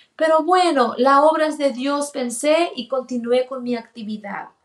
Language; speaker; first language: Spanish; native; Spanish